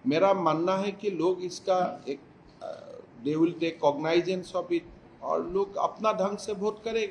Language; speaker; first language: Hindi; non-native, local second language; Assamese